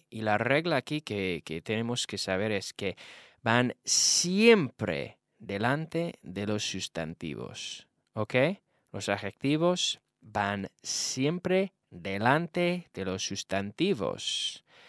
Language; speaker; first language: Spanish; non-native, fluent; English